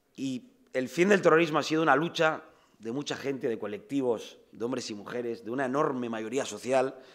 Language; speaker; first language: Spanish; native; Spanish